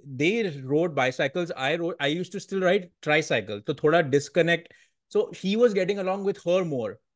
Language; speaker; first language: English; non-native, local second language; Hindi